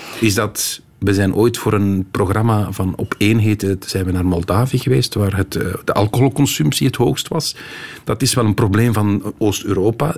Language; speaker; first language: Dutch; native; Dutch